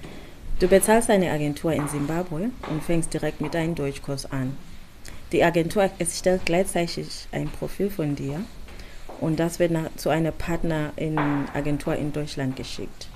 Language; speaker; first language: German; non-native, fluent; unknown